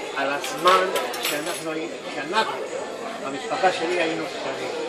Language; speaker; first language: Hebrew; non-native, fluent; Spanish